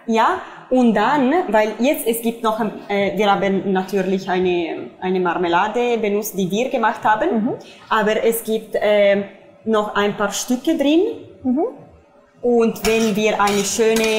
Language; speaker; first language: German; non-native, fluent; Italian